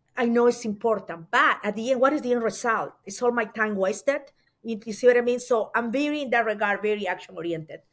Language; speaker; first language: English; non-native, fluent; Spanish